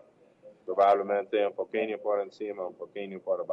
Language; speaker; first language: Portuguese; non-native, learner; English